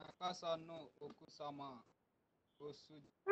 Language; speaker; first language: Japanese; non-native, learner; Hindi